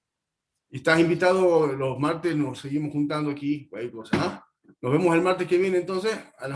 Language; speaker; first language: Spanish; native; Spanish